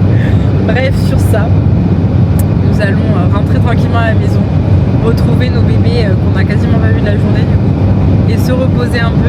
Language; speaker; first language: French; native; French